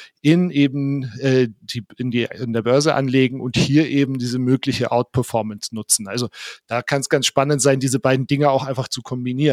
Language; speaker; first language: German; native; German